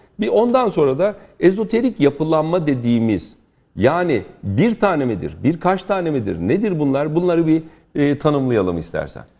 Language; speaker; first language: Turkish; native; Turkish